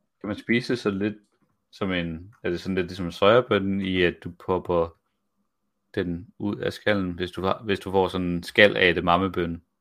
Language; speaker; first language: Danish; native; Danish